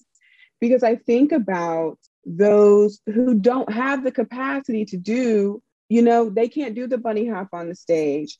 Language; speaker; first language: English; native; English